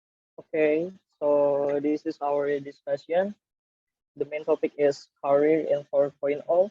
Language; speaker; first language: English; non-native, learner; Indonesian